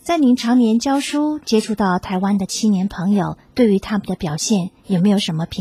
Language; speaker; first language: Chinese; native; Chinese